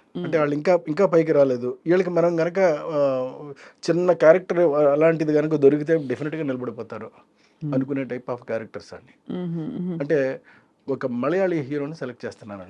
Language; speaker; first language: Telugu; native; Telugu